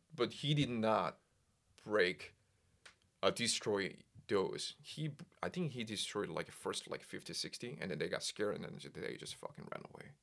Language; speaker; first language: English; non-native, fluent; Korean